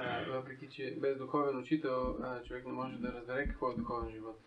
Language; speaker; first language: Bulgarian; native; Bulgarian